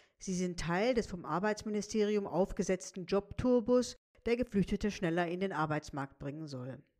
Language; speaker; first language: German; native; German